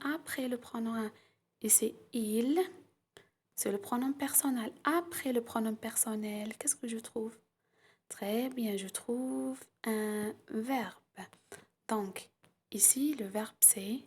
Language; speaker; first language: French; non-native, local second language; Arabic